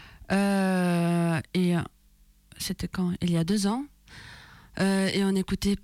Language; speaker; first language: French; non-native, fluent; Russian